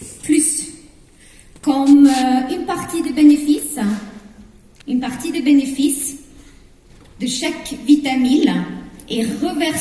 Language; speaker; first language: French; non-native, fluent; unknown